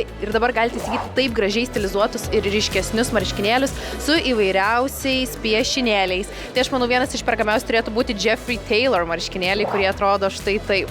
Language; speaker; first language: Lithuanian; native; Lithuanian